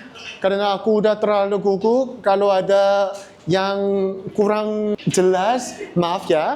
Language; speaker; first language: Indonesian; non-native, learner; Korean